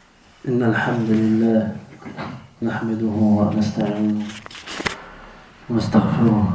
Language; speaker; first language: Arabic; non-native, fluent; French